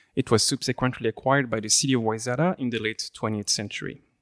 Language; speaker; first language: English; non-native, fluent; French